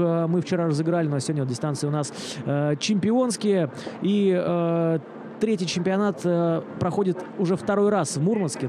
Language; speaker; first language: Russian; native; Russian